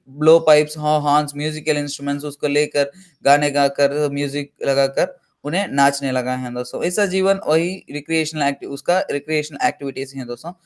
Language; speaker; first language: Hindi; non-native, local second language; Telugu